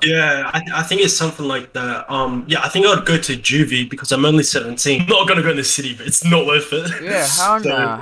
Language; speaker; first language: English; native; English